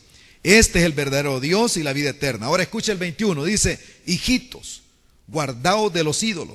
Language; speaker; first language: Spanish; native; Spanish